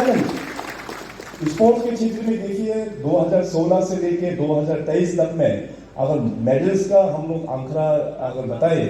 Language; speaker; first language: Hindi; non-native, local second language; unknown